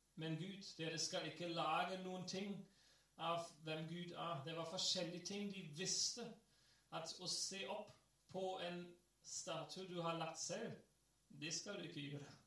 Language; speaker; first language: Norwegian; non-native, fluent; English